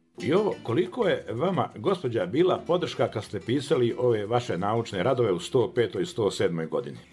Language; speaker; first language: Serbian; native; Serbian